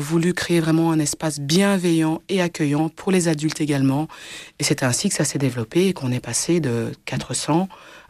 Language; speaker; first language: French; early bilingual, other home language; Swahili